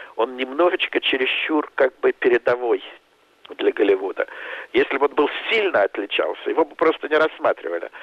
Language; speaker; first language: Russian; native; Russian